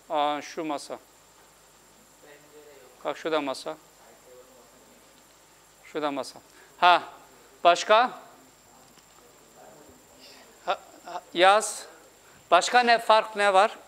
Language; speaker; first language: Turkish; non-native, fluent; Urdu